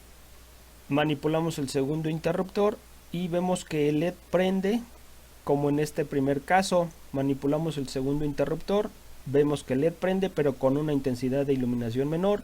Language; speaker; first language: Spanish; native; Spanish